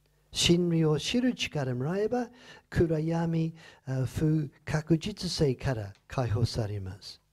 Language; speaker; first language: Japanese; non-native, fluent; English